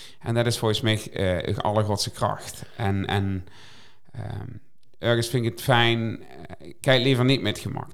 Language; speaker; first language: Dutch; native; Dutch